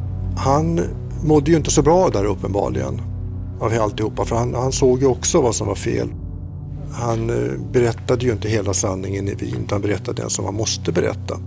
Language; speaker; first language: Swedish; native; Swedish